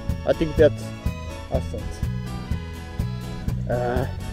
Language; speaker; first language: English; non-native, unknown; Portuguese